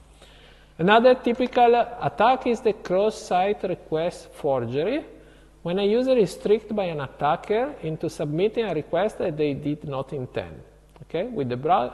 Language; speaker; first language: English; non-native, fluent; Italian